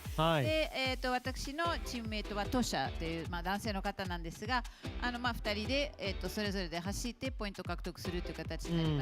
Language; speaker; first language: Japanese; native; Japanese